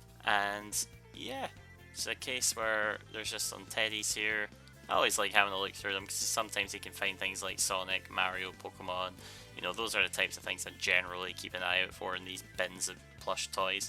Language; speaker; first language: English; native; English